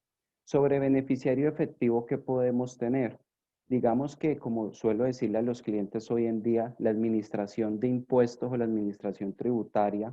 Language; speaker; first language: Spanish; native; Spanish